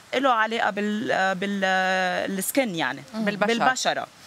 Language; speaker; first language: Arabic; native; Arabic